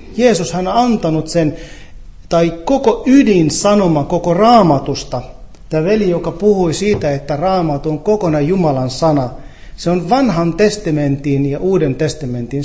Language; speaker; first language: Finnish; non-native, fluent; Arabic